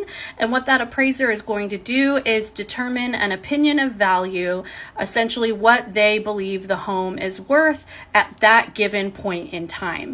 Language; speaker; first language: English; native; English